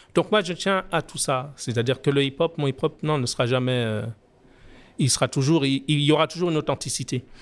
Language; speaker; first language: French; native; French